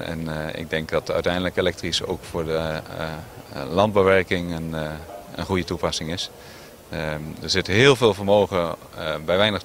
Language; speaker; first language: Dutch; native; Dutch